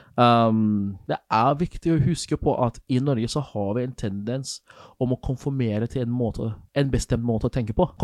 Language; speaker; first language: Norwegian; non-native, fluent; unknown